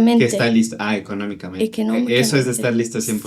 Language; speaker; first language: Spanish; native; Spanish